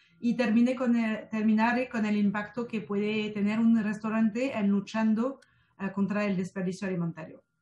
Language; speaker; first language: Spanish; non-native, fluent; French